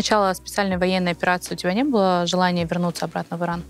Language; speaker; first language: Russian; native; Russian